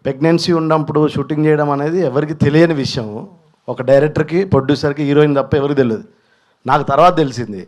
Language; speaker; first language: Telugu; native; Telugu